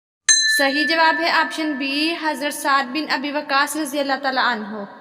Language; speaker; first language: Urdu; native; Urdu